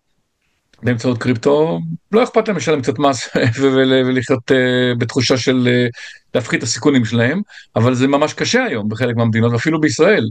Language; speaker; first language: Hebrew; native; Hebrew